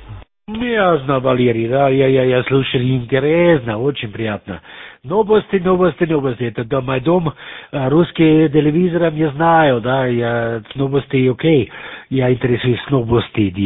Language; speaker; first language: Russian; non-native, learner; German